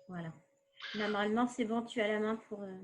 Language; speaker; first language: French; native; French